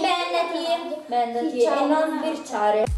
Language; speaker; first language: Italian; native; Italian